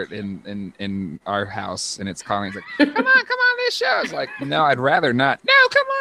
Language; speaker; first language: English; native; English